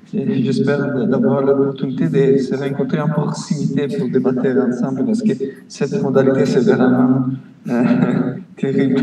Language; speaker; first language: French; non-native, fluent; Italian